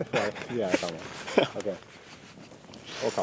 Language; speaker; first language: Norwegian; native; Norwegian